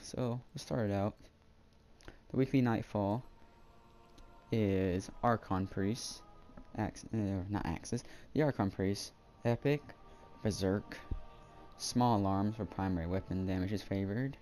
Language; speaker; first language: English; native; English